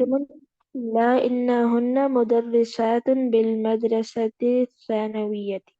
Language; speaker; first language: Arabic; non-native, learner; Urdu